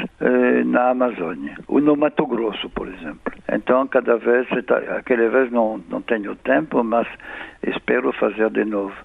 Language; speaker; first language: Portuguese; non-native, fluent; French